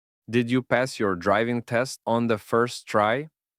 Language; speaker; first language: English; non-native, fluent; Ukrainian